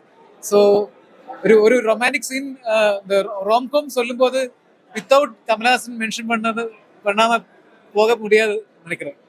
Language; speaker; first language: Tamil; non-native, learner; Malayalam